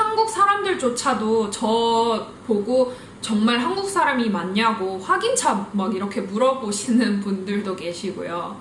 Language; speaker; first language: Korean; early bilingual, heritage; Korean